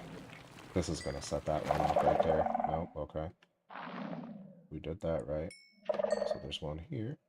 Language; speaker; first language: English; native; English